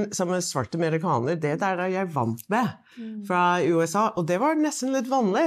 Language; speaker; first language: Norwegian; non-native, fluent; English